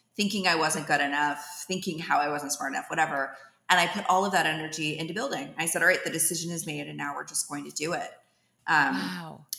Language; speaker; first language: English; native; English